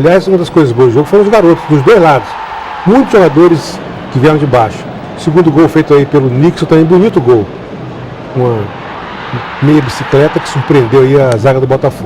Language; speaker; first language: Portuguese; native; Portuguese